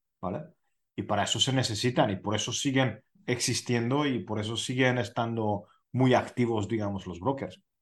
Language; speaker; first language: Spanish; non-native, fluent; Hungarian